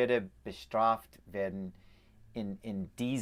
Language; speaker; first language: German; non-native, fluent; English